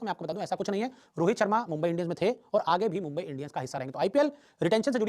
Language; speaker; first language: Hindi; native; Hindi